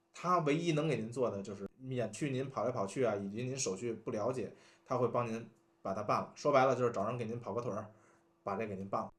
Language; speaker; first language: Chinese; native; Chinese